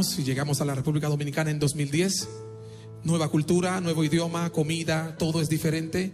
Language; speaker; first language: Spanish; non-native, fluent; Haitian Creole